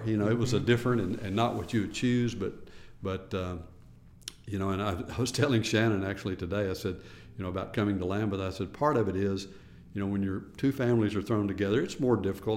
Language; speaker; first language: English; native; English